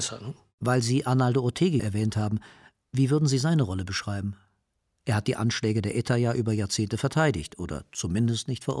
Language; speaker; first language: German; native; German